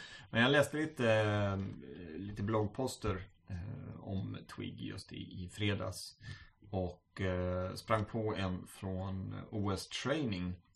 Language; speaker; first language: Swedish; native; Swedish